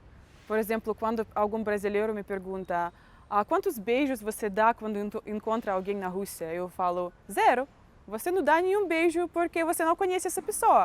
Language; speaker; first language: Portuguese; non-native, fluent; Russian